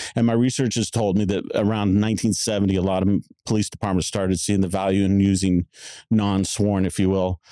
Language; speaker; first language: English; native; English